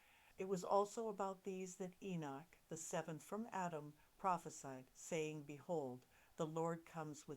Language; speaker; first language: English; native; English